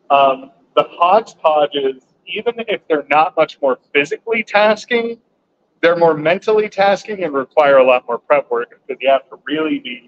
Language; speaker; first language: English; native; English